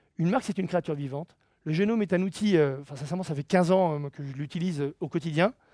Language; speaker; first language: French; native; French